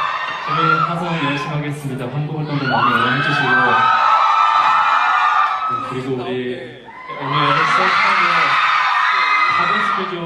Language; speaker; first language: Korean; non-native, fluent; Chinese